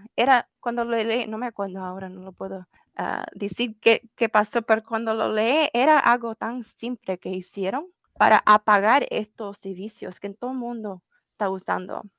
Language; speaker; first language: Spanish; early bilingual, heritage; Spanish